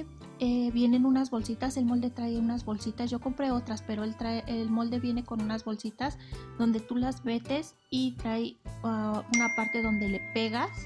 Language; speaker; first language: Spanish; native; Spanish